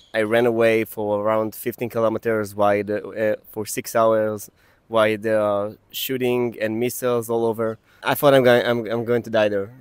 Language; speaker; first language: English; non-native, fluent; Hebrew